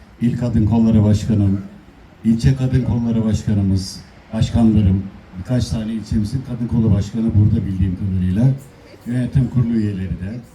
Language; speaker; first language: Turkish; native; Turkish